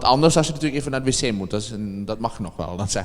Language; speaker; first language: Dutch; native; Dutch